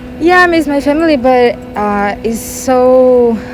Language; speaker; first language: English; non-native, learner; Portuguese